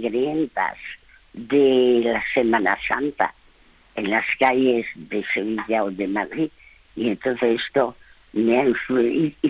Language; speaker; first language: Spanish; early bilingual, other home language; French